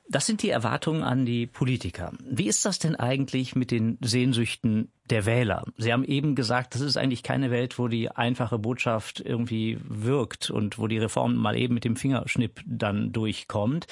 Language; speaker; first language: German; native; German